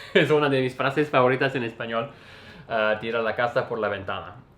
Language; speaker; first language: Spanish; non-native, fluent; English